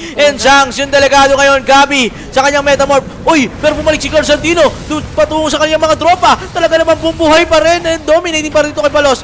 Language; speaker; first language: Filipino; native; Filipino